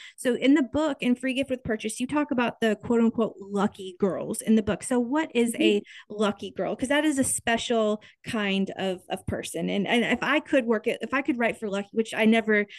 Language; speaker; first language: English; native; English